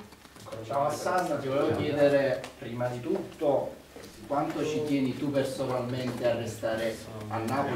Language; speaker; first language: Italian; native; Italian